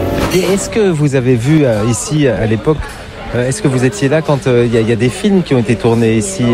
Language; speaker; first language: French; native; French